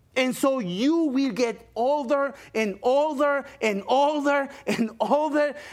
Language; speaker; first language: English; non-native, fluent; Spanish